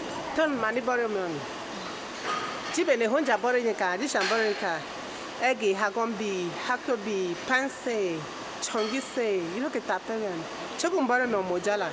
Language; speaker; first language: Korean; non-native, learner; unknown